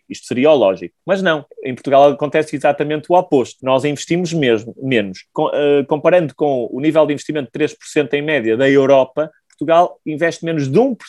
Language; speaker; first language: Portuguese; native; Portuguese